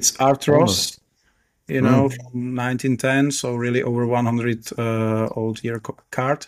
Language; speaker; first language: English; non-native, fluent; Czech